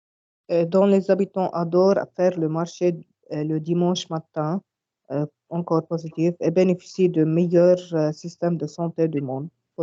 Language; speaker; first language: French; non-native, learner; Arabic